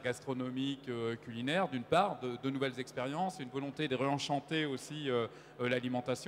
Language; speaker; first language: French; native; French